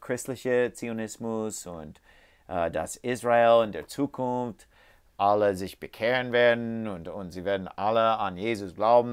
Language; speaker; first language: German; non-native, fluent; English